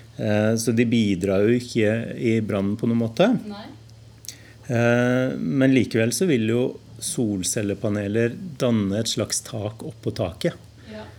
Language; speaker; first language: Norwegian; native; Norwegian